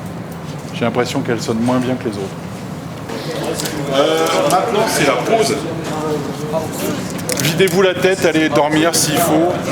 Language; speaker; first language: French; native; French